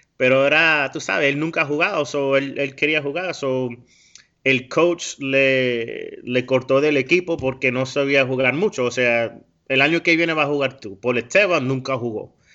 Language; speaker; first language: Spanish; early bilingual, heritage; Spanish